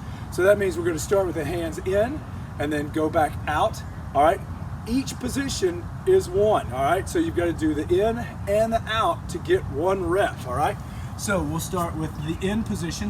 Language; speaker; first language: English; native; English